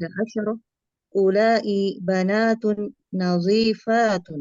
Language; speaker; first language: Arabic; non-native, learner; Indonesian